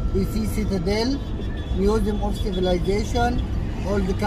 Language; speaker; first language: English; non-native, learner; Arabic